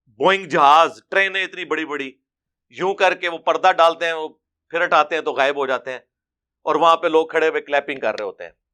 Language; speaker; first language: Urdu; non-native, local second language; Punjabi